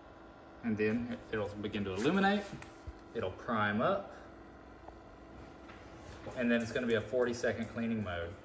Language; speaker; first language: English; native; English